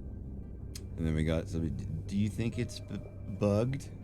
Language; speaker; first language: English; native; English